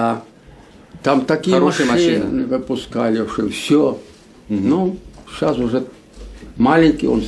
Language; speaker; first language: Russian; native; Russian